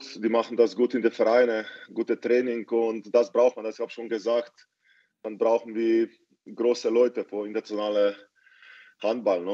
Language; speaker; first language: German; non-native, fluent; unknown